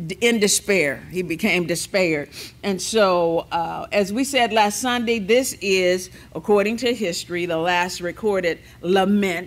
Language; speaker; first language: English; native; English